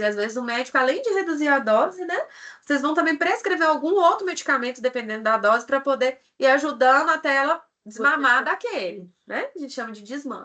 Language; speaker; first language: Portuguese; native; Portuguese